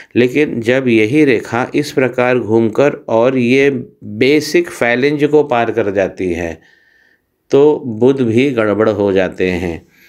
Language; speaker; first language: Hindi; native; Hindi